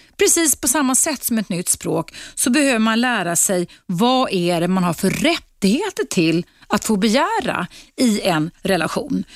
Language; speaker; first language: Swedish; native; Swedish